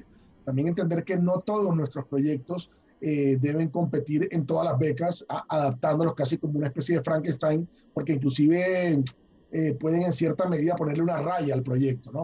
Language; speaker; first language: Spanish; native; Spanish